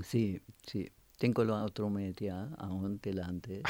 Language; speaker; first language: Spanish; non-native, fluent; French